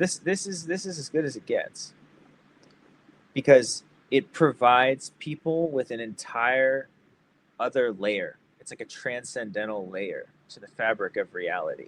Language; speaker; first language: English; native; English